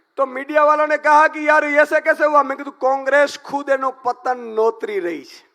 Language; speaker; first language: Hindi; non-native, local second language; Gujarati